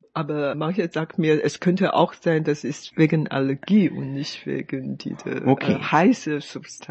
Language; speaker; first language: German; non-native, fluent; Chinese